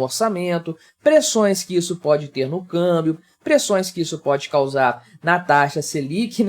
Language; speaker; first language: Portuguese; native; Portuguese